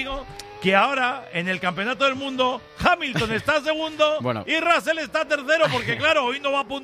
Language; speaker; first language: Spanish; native; Spanish